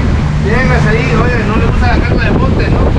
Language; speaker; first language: Spanish; native; Spanish